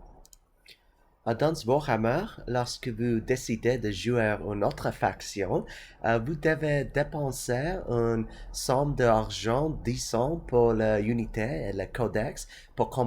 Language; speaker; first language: French; non-native, learner; English